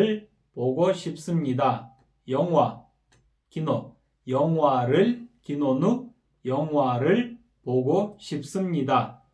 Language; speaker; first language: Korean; non-native, fluent; Kyrgyz